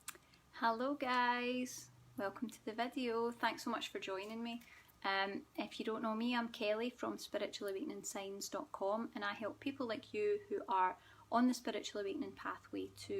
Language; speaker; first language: English; native; English